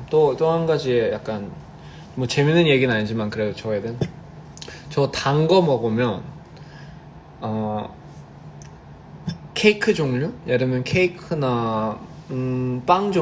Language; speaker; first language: Korean; early bilingual, heritage; Korean